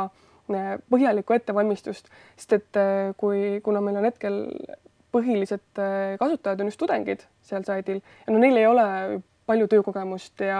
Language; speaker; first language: Estonian; native; Estonian